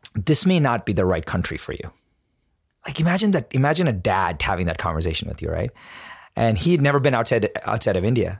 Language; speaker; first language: English; non-native, local second language; Tamil